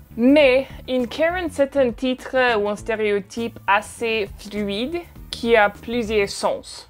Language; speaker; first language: French; non-native, fluent; English